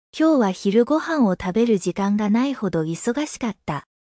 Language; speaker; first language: Japanese; native; Japanese